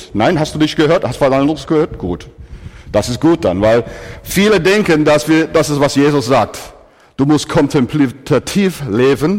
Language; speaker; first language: German; non-native, fluent; English